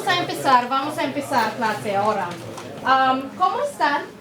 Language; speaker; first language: Spanish; non-native, fluent; English